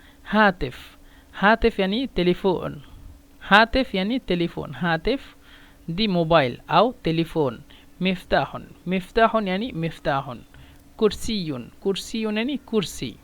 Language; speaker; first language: Arabic; non-native, fluent; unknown